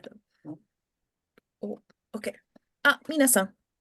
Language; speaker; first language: Japanese; non-native, fluent; English